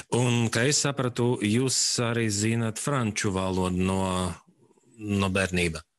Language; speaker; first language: Latvian; non-native, local second language; Russian